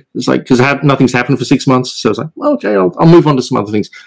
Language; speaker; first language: English; native; English